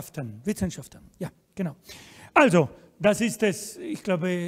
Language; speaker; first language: German; non-native, fluent; Spanish